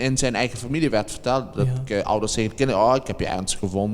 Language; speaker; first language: Dutch; native; Dutch